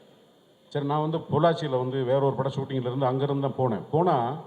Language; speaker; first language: Tamil; native; Tamil